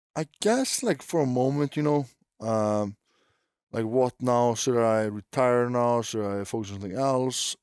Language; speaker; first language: English; non-native, fluent; Icelandic